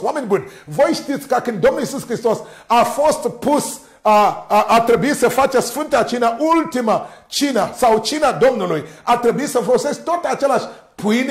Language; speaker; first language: Romanian; non-native, learner; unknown